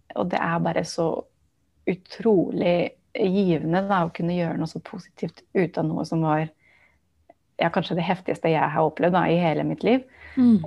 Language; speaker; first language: Norwegian; non-native, fluent; English